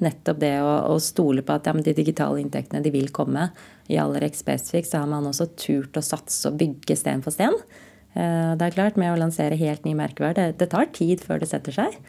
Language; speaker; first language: Norwegian; native; Norwegian